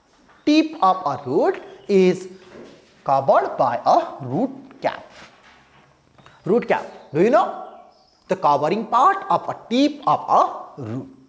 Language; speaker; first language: English; non-native, local second language; Nepali